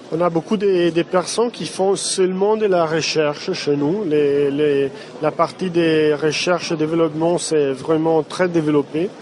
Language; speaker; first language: French; non-native, fluent; Italian